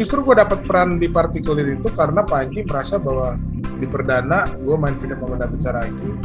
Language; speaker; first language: Indonesian; native; Indonesian